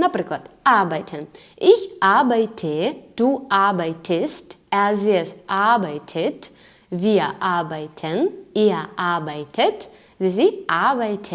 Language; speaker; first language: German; non-native, fluent; Ukrainian